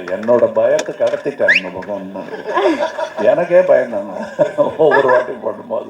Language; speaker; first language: Tamil; native; Tamil